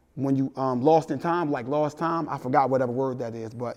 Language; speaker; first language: English; native; English